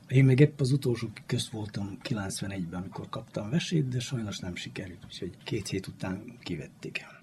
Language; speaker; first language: Hungarian; native; Hungarian